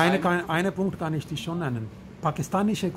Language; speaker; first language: German; non-native, learner; Punjabi